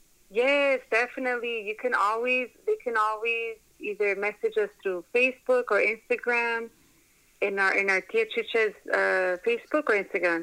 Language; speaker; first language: English; early bilingual, other home language; Spanish